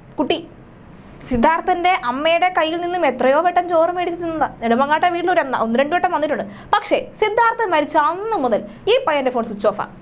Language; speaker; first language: Malayalam; native; Malayalam